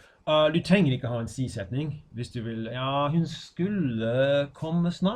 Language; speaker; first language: Norwegian; non-native, fluent; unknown